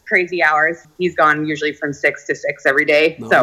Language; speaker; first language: English; native; English